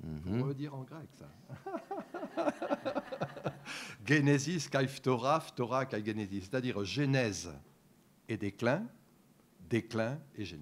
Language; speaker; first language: French; native; French